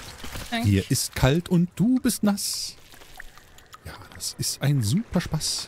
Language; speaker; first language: German; native; German